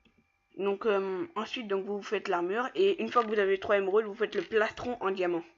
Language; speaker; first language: French; native; French